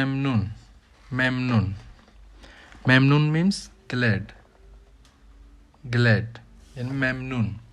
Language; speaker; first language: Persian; non-native, fluent; Urdu